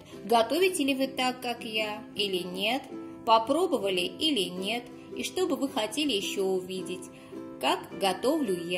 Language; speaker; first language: Russian; non-native, fluent; Armenian